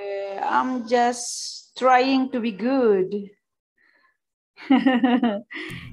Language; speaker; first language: English; non-native, fluent; Indonesian